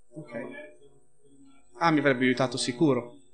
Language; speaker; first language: Italian; native; Italian